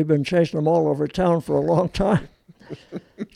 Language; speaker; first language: English; early bilingual, other home language; Italian